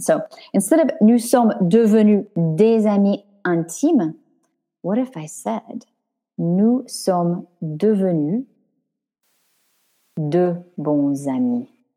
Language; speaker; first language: French; non-native, fluent; English